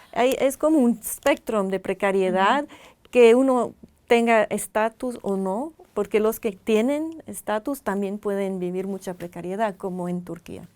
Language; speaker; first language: Spanish; non-native, fluent; French